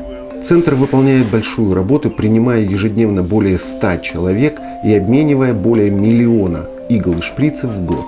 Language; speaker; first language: Russian; native; Russian